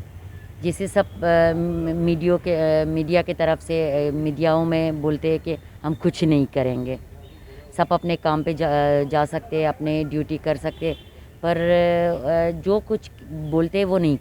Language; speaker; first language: Hindi; non-native, fluent; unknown